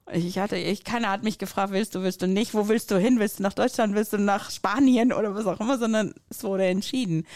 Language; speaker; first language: German; non-native, fluent; Persian